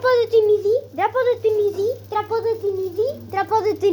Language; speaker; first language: French; non-native, learner; Spanish